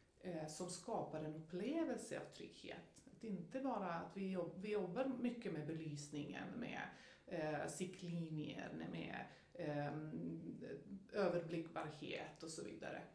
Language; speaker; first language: Swedish; non-native, fluent; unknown